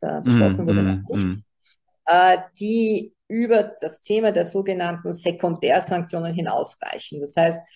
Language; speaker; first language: German; native; German